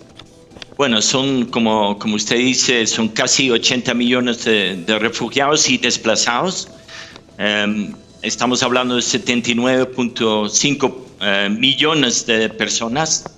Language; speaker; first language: Spanish; non-native, fluent; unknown